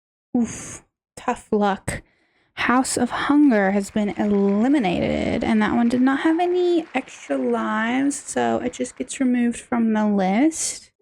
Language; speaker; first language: English; native; English